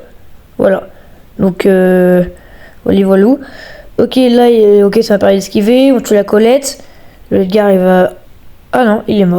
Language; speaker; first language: French; native; French